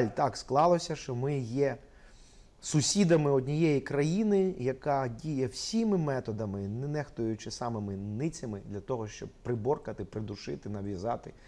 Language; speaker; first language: Ukrainian; non-native, local second language; Russian